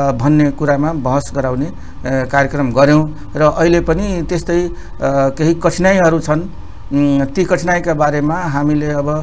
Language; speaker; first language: Nepali; non-native, local second language; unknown